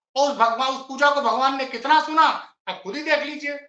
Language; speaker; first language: Hindi; native; Hindi